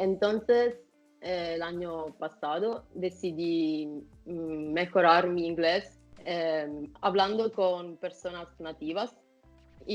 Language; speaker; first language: Spanish; non-native, fluent; Italian